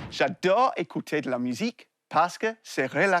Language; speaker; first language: French; non-native, fluent; English